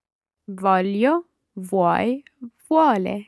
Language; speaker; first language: Italian; non-native, learner; English